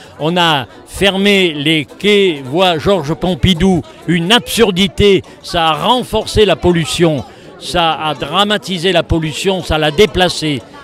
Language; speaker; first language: French; native; French